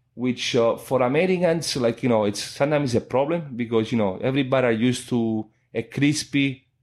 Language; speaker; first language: English; non-native, fluent; Italian